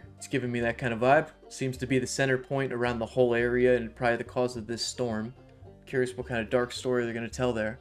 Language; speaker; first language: English; native; English